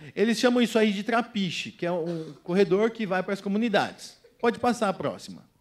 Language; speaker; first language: Portuguese; native; Portuguese